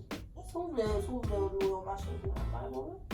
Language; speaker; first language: French; non-native, local second language; Haitian Creole